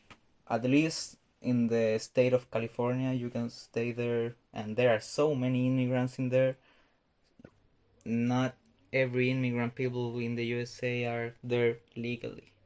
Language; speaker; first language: English; non-native, fluent; Spanish